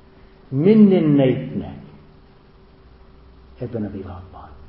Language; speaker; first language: Hungarian; non-native, fluent; English